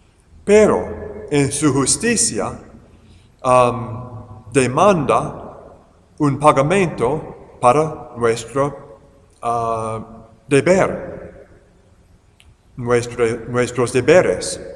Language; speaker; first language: Spanish; non-native, fluent; English